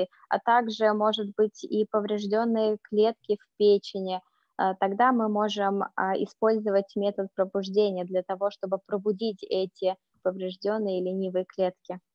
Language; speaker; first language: Russian; native; Russian